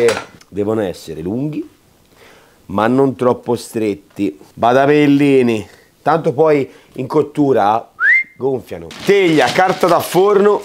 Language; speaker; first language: Italian; native; Italian